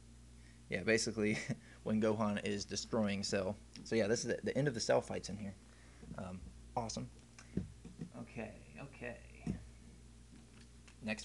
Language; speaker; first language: English; native; English